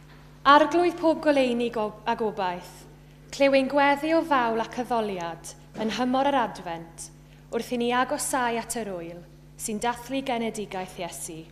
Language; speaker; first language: Welsh; native; Welsh